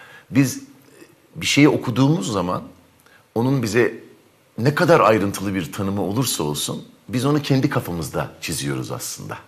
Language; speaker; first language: Turkish; native; Turkish